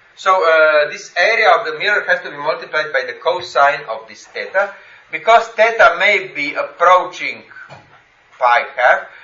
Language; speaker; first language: English; non-native, fluent; Slovenian